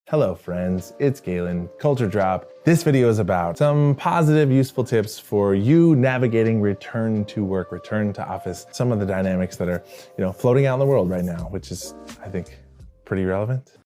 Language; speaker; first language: English; native; English